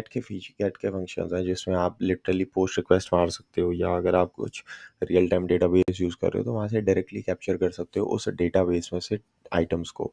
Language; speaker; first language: Hindi; native; Hindi